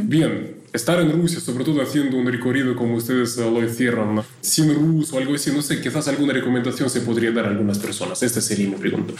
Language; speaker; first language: Spanish; non-native, fluent; Russian